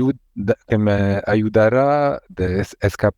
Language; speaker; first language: Spanish; non-native, learner; Hungarian